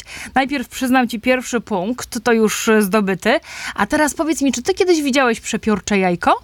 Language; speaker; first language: Polish; native; Polish